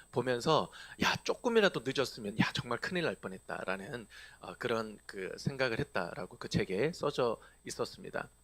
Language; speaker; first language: Korean; native; Korean